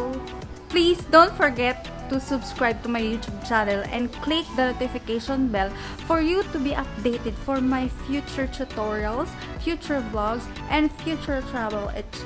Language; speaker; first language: English; non-native, local second language; Filipino